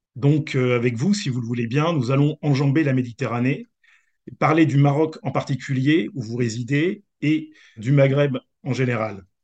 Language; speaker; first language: French; native; French